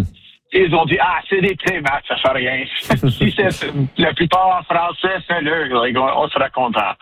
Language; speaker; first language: French; non-native, local second language; English